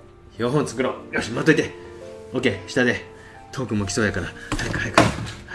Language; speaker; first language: Japanese; native; Japanese